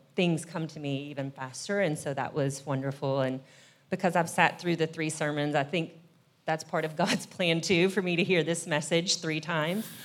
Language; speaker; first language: English; native; English